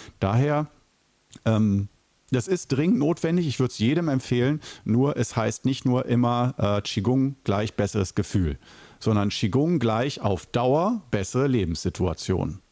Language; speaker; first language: German; native; German